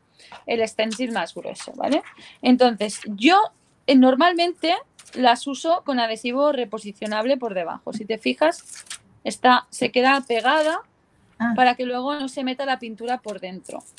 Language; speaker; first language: Spanish; native; Spanish